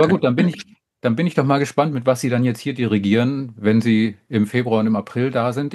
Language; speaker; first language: German; native; German